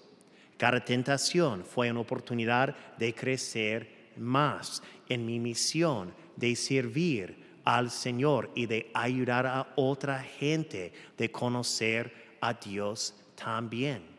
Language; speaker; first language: Spanish; non-native, fluent; English